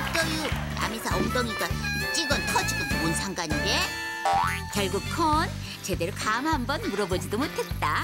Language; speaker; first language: Korean; native; Korean